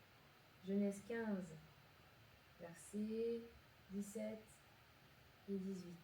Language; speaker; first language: French; native; French